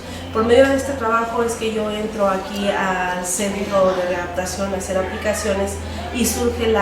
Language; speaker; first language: Spanish; native; Spanish